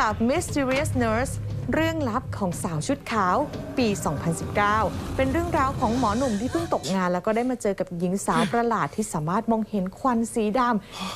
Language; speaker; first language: Thai; native; Thai